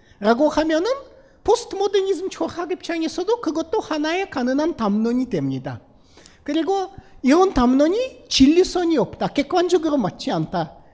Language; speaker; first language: Korean; non-native, fluent; Russian